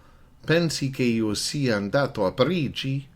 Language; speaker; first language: Italian; non-native, fluent; English